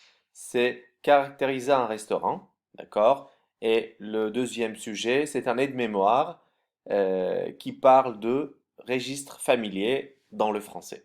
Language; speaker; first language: French; non-native, fluent; Turkish